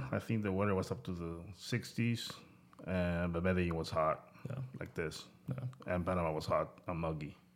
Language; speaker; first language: English; non-native, fluent; Spanish